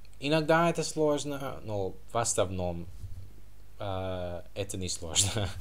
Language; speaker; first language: Russian; non-native, learner; English